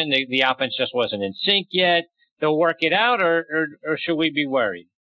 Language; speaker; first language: English; native; English